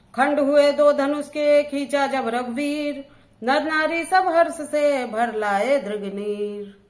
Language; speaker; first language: Hindi; native; Hindi